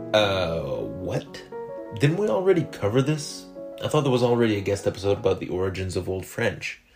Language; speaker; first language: English; non-native, fluent; French